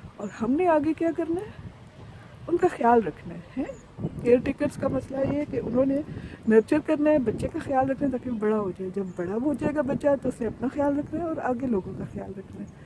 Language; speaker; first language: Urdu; non-native, local second language; Punjabi